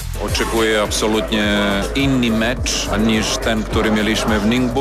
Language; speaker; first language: Polish; non-native, fluent; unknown